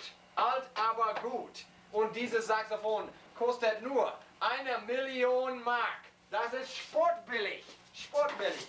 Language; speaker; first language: German; non-native, learner; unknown